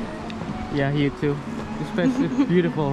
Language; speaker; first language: English; non-native, fluent; Indonesian